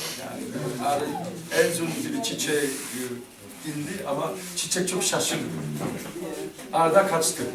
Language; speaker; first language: Turkish; non-native, learner; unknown